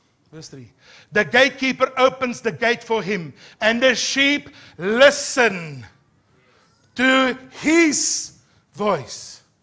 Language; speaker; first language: English; non-native, local second language; Afrikaans